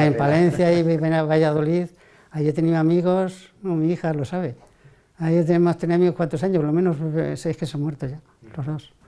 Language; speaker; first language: Spanish; native; Spanish